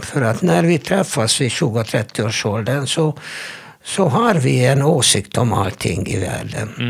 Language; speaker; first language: Swedish; non-native, fluent; Hungarian